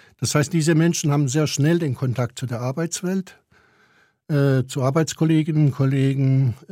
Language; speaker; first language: German; early bilingual, other home language; Croatian